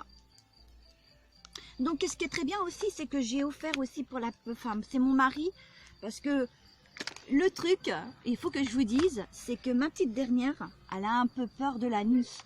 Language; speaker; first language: French; native; French